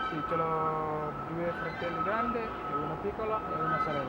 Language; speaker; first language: Italian; non-native, learner; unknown